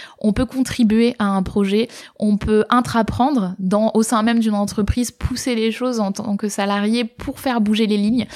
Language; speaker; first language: French; native; French